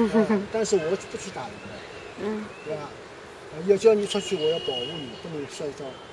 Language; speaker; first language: Chinese; native; Chinese